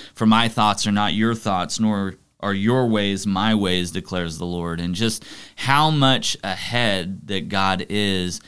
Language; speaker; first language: English; native; English